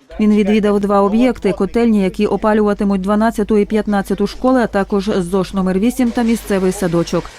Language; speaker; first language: Ukrainian; native; Ukrainian